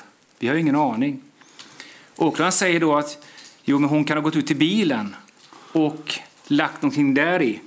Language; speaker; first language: Swedish; native; Swedish